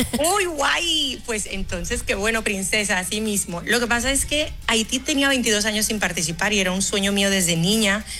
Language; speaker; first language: Spanish; early bilingual, other home language; Haitian Creole